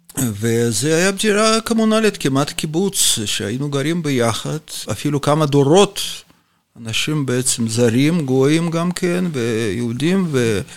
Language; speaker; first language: Hebrew; non-native, fluent; Russian